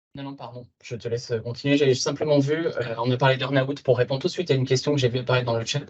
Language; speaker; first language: French; native; French